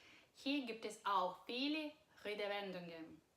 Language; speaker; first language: German; non-native, fluent; Russian